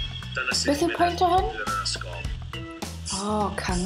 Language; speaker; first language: Welsh; non-native, learner; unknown